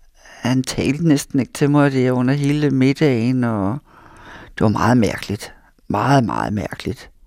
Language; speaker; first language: Danish; native; Danish